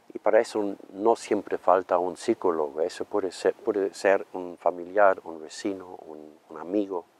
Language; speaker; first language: Spanish; non-native, fluent; German